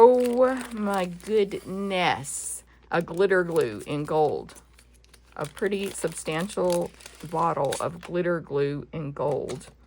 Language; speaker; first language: English; native; English